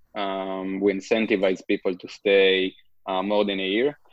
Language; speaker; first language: English; non-native, fluent; Hebrew